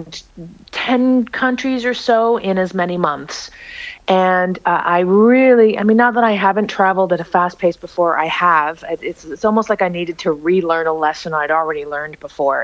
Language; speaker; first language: English; native; English